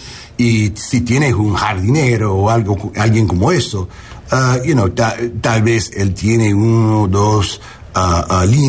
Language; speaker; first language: Spanish; early bilingual, heritage; English